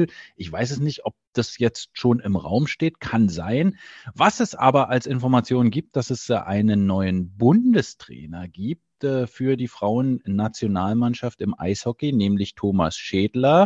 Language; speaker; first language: German; native; German